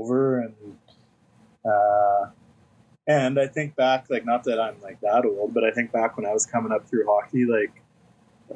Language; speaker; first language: English; native; English